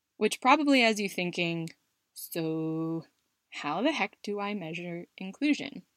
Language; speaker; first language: English; native; English